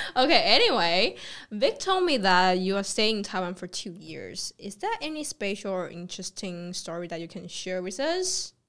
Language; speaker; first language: English; non-native, fluent; Chinese